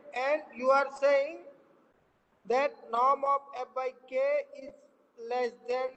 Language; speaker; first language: English; non-native, local second language; Hindi